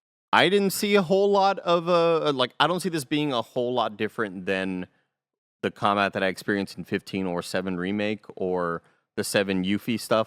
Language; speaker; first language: English; native; English